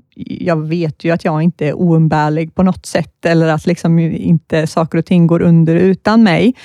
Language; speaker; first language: Swedish; native; Swedish